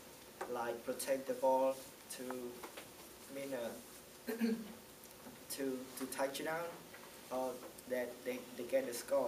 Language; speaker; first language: English; non-native, learner; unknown